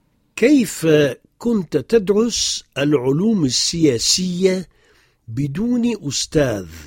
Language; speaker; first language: Arabic; non-native, fluent; French